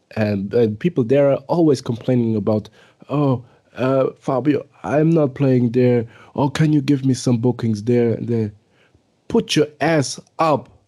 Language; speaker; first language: English; early bilingual, other home language; German